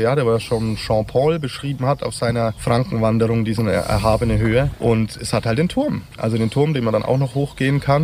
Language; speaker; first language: German; native; German